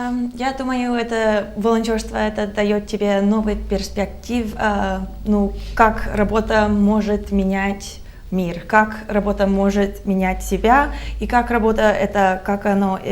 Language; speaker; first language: Russian; non-native, learner; English